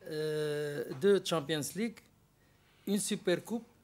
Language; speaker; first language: French; non-native, local second language; Arabic